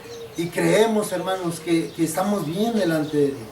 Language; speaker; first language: Spanish; native; Spanish